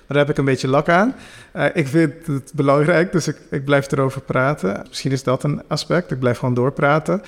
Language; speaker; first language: Dutch; non-native, local second language; Papiamento